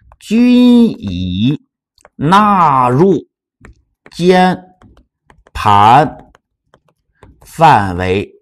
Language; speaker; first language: Chinese; native; Chinese